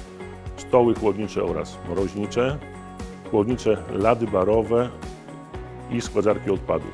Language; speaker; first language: Polish; native; Polish